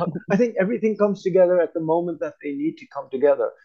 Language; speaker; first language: English; native; English